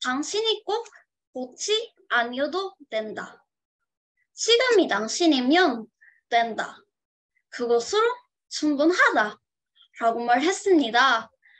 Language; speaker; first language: Korean; non-native, learner; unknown